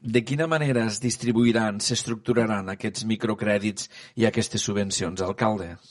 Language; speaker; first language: Catalan; native; Catalan